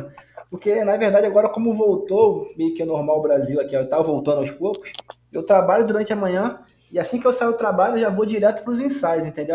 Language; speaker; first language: Portuguese; native; Portuguese